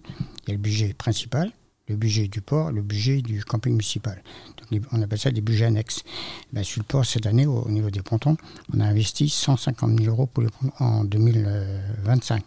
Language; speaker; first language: French; native; French